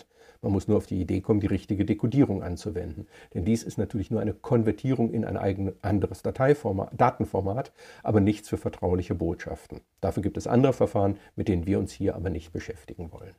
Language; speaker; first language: German; native; German